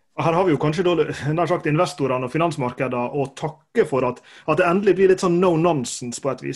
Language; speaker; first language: Norwegian; native; Norwegian